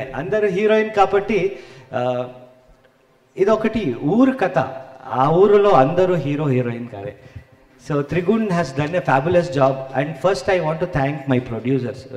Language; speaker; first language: Telugu; non-native, learner; Kannada